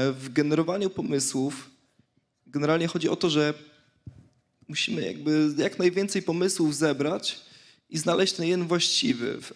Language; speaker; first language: Polish; native; Polish